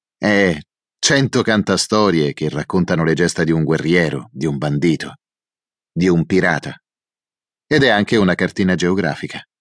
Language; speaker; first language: Italian; native; Italian